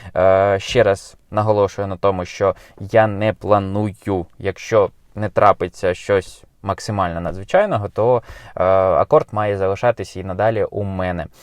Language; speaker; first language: Ukrainian; non-native, local second language; Russian